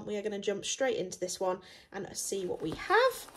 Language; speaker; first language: English; native; English